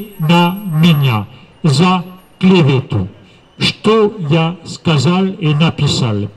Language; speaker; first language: Russian; non-native, fluent; French